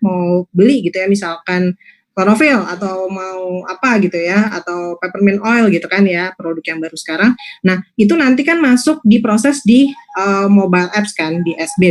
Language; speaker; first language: Indonesian; native; Indonesian